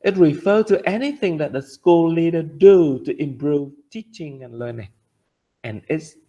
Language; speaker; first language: English; non-native, fluent; Vietnamese